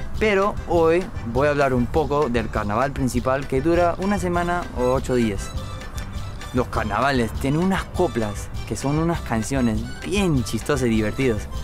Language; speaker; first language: Spanish; non-native, fluent; English